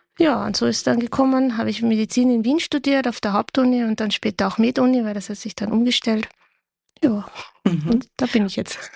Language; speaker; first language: German; native; German